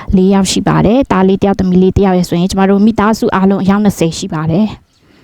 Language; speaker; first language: Burmese; non-native, local second language; Shan